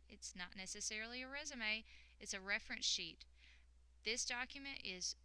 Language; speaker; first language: English; native; English